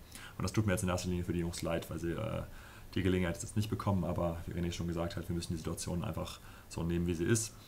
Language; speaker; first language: German; native; German